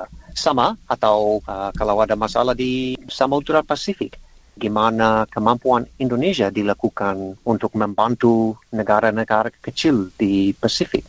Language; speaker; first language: Indonesian; non-native, learner; English